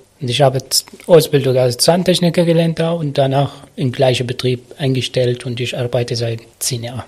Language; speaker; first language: German; non-native, learner; Arabic